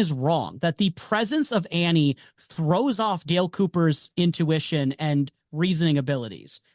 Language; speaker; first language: English; native; English